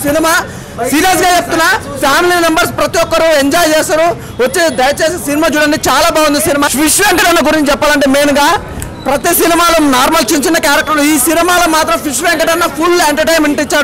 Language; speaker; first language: Telugu; native; Telugu